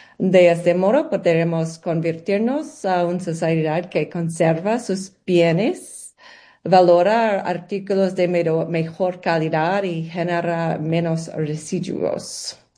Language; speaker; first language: Spanish; non-native, learner; English